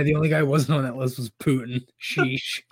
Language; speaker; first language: English; native; English